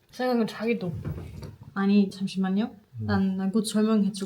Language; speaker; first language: Korean; non-native, fluent; German